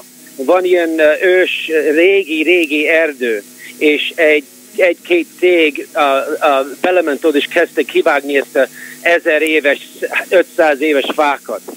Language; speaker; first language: Hungarian; early bilingual, heritage; Hungarian